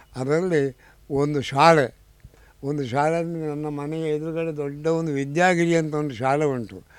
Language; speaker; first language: Kannada; non-native, local second language; Tulu